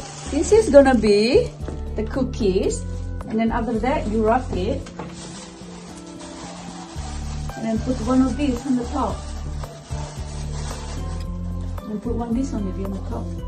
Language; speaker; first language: English; non-native, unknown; Indonesian